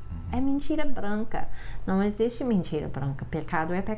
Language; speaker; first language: Portuguese; non-native, fluent; English